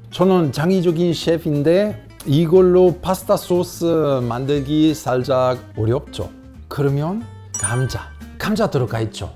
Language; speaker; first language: Korean; non-native, fluent; Italian